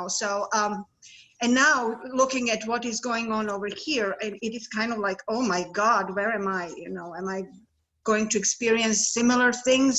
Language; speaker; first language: English; non-native, fluent; Serbian